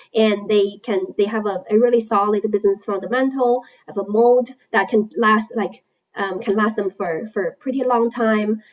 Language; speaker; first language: English; non-native, fluent; Chinese